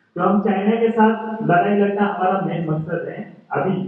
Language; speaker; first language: Hindi; non-native, local second language; Marathi